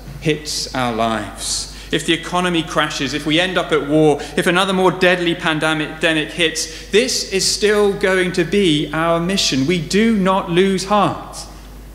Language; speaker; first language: English; native; English